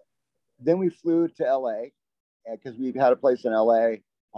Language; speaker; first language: English; native; English